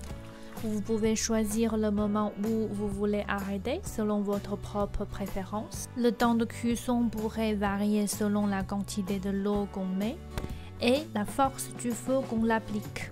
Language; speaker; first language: French; non-native, fluent; Chinese